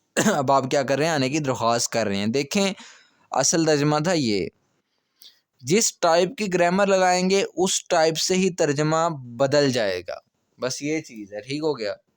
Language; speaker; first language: Urdu; non-native, local second language; Punjabi